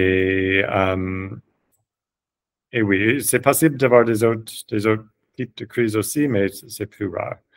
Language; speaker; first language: French; non-native, fluent; English